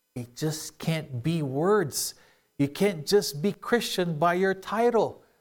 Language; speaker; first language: English; non-native, local second language; Filipino